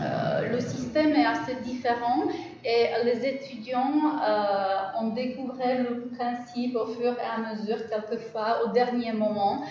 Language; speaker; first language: French; non-native, fluent; Czech